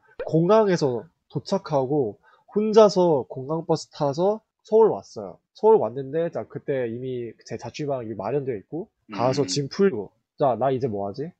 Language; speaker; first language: Korean; early bilingual, heritage; Korean